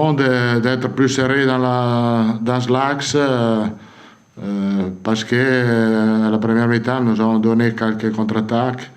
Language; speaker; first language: French; non-native, fluent; Italian